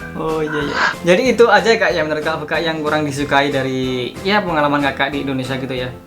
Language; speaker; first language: Indonesian; native; Indonesian